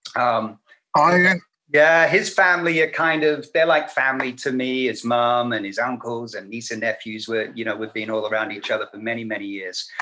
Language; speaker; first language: English; native; English